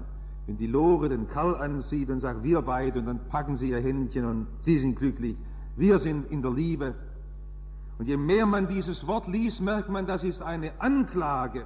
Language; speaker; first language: German; native; German